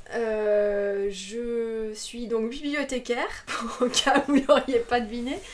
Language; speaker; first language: French; native; French